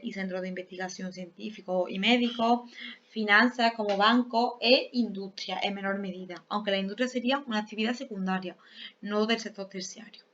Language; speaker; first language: Spanish; native; Spanish